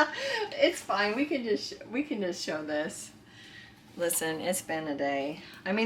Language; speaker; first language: English; native; English